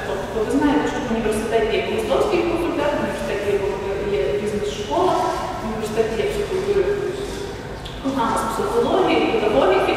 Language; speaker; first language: Ukrainian; native; Ukrainian